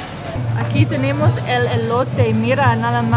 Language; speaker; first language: Spanish; non-native, learner; English